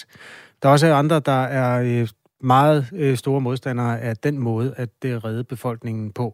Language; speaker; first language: Danish; native; Danish